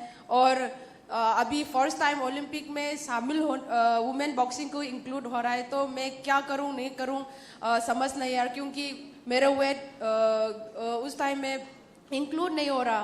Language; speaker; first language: Hindi; non-native, local second language; Manipuri